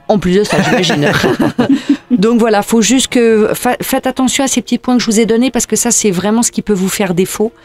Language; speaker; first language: French; native; French